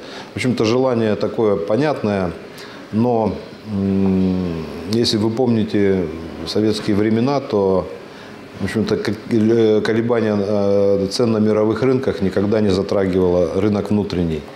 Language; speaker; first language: Russian; native; Russian